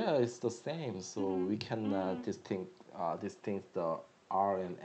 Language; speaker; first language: English; non-native, learner; Korean